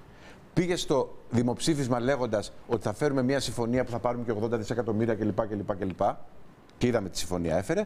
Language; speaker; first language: Greek; native; Greek